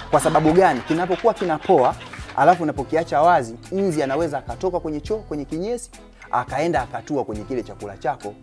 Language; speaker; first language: Swahili; native; Swahili